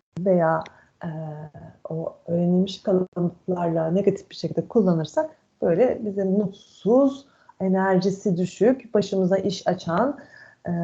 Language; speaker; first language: Turkish; native; Turkish